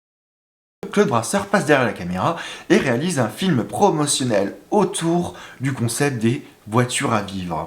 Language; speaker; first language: French; native; French